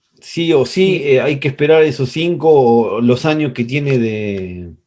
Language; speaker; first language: Spanish; native; Spanish